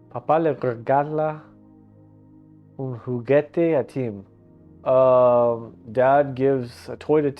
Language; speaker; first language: Spanish; non-native, learner; English